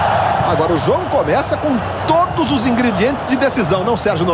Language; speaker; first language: Portuguese; native; Portuguese